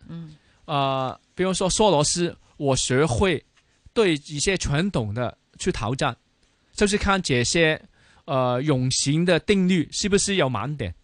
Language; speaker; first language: Chinese; non-native, local second language; Cantonese